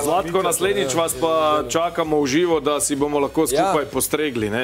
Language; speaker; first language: Slovenian; native; Slovenian